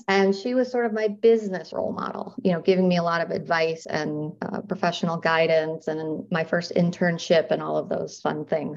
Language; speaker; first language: English; native; English